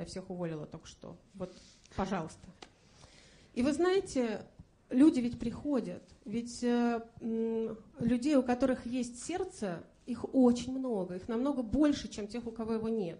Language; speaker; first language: Russian; native; Russian